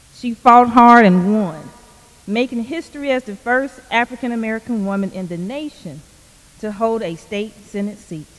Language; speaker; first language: English; native; English